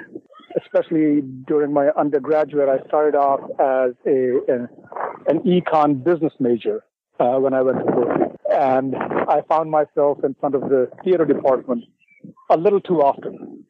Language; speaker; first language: English; non-native, local second language; Urdu